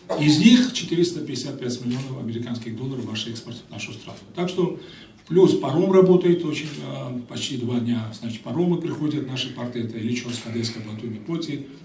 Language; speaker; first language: Russian; non-native, local second language; Georgian